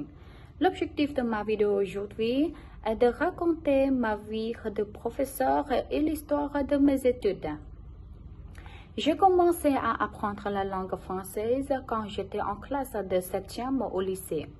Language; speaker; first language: French; non-native, local second language; Khmer